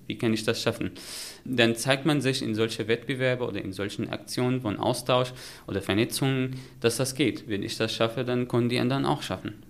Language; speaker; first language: German; non-native, fluent; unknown